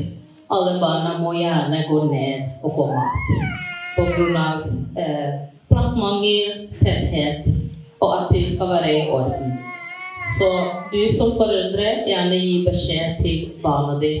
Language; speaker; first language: Norwegian; early bilingual, other home language; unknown